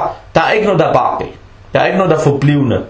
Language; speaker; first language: Danish; early bilingual, other home language; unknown